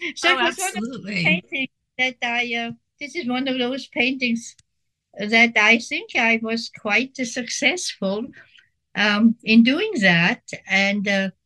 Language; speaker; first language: English; non-native, fluent; Swiss German